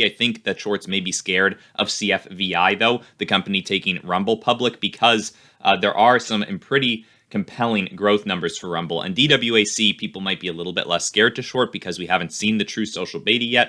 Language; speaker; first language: English; native; English